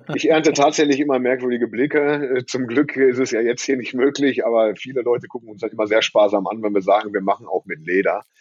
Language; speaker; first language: German; native; German